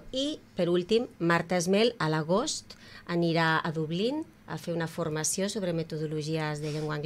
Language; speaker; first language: Catalan; native; Catalan